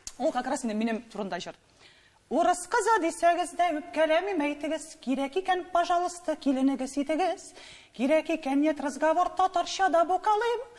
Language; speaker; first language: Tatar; non-native, local second language; Russian